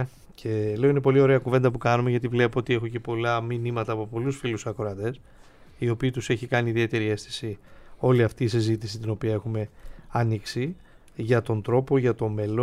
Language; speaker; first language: Greek; native; Greek